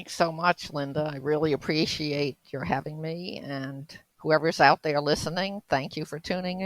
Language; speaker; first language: English; native; English